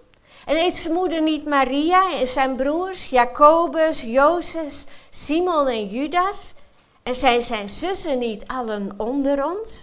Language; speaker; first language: Dutch; native; Dutch